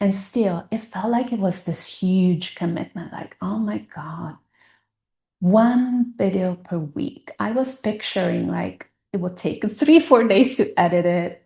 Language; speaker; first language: English; non-native, fluent; Italian